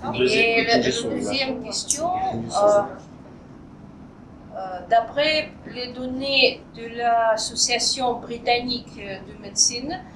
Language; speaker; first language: French; non-native, fluent; Russian